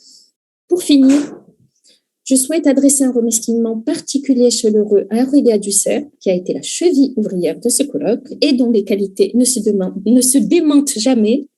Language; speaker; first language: French; native; French